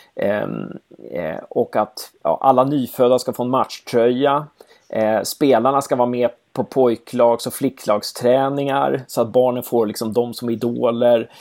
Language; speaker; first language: Swedish; native; Swedish